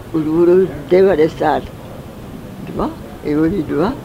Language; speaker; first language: Czech; early bilingual, heritage; Czech